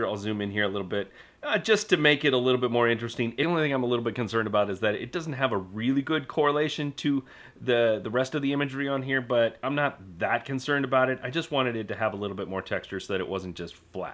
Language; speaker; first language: English; native; English